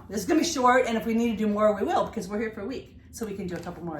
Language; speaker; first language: English; native; English